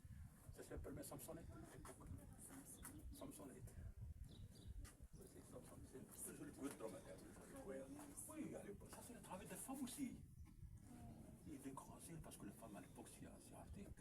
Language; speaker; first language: French; non-native, local second language; Arabic